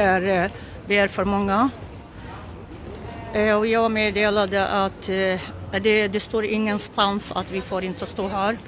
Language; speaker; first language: Swedish; non-native, local second language; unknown